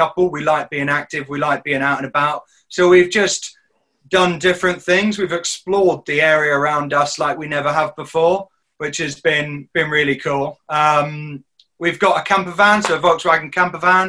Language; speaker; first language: English; native; English